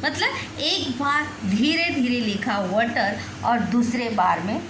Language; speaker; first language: Hindi; non-native, local second language; Marathi